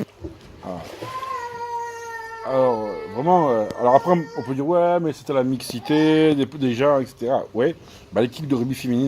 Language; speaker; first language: French; native; French